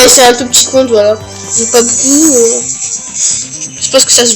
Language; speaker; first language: French; early bilingual, other home language; Romanian